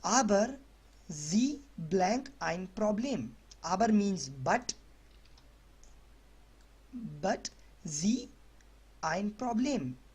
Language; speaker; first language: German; non-native, learner; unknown